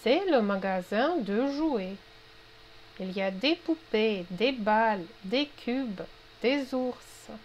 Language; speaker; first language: French; non-native, fluent; Russian